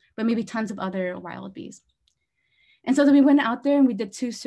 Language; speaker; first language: English; native; English